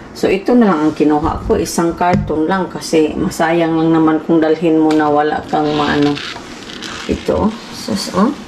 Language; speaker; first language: Filipino; non-native, local second language; Cebuano